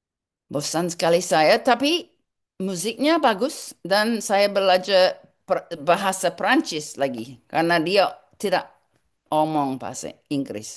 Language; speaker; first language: Indonesian; non-native, learner; English